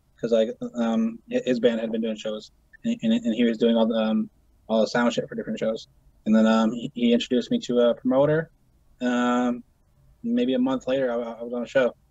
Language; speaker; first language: English; native; English